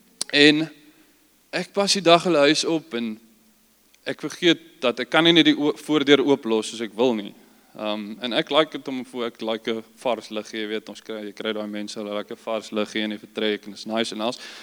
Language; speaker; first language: Afrikaans; early bilingual, heritage; Afrikaans